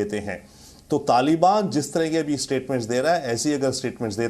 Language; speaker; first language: Hindi; native; Hindi